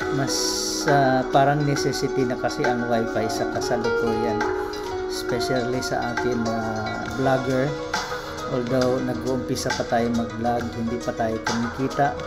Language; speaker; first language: Filipino; non-native, local second language; Cebuano